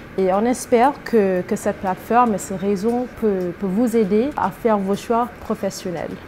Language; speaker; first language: French; non-native, fluent; English